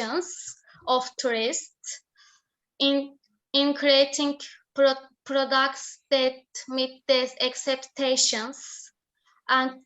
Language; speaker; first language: English; non-native, learner; Turkish